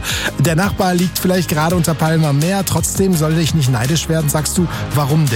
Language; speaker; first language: German; native; German